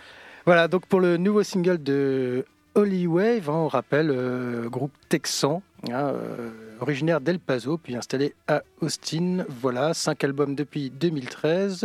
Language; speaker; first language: French; native; French